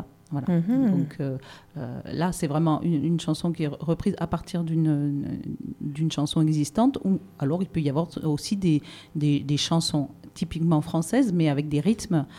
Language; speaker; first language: French; native; French